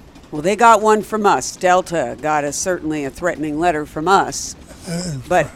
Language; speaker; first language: English; native; English